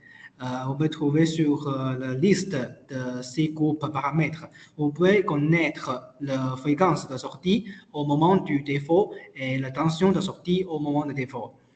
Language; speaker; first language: French; non-native, learner; Chinese